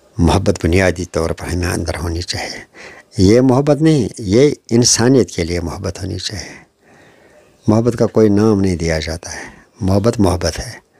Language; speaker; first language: Hindi; non-native, local second language; Kashmiri